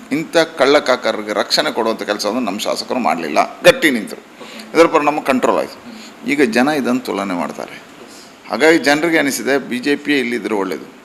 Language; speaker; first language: Kannada; non-native, local second language; Tulu